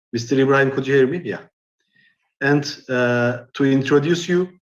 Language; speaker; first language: English; non-native, fluent; Turkish